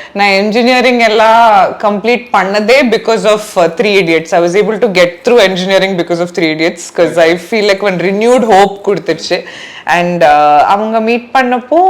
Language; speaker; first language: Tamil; non-native, learner; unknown